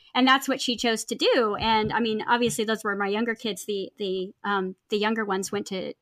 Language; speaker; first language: English; native; English